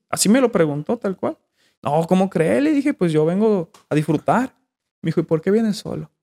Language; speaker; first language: Spanish; native; Spanish